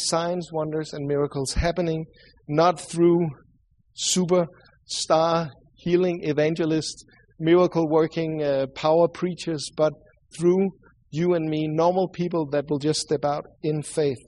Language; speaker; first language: English; non-native, fluent; Swedish